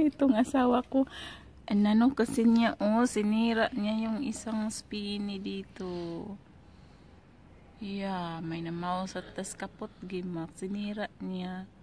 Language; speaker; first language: Filipino; non-native, local second language; Cebuano